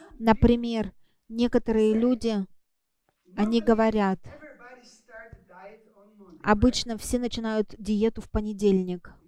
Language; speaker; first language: Russian; non-native, fluent; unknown